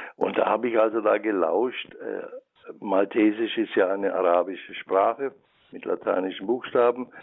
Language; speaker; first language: German; native; German